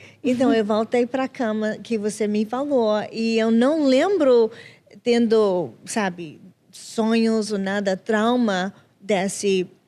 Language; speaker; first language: Portuguese; non-native, fluent; English